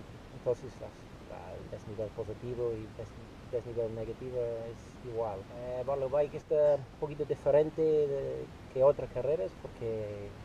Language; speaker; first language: Spanish; non-native, fluent; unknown